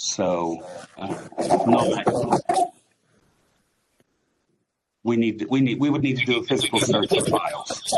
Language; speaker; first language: English; native; English